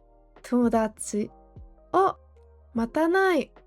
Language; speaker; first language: Japanese; non-native, fluent; English